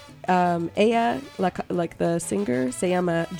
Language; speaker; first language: Spanish; non-native, learner; English